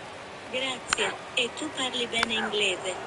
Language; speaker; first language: Italian; non-native, learner; English